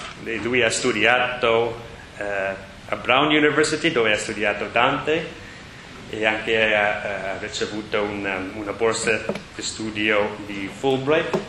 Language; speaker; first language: Italian; non-native, learner; English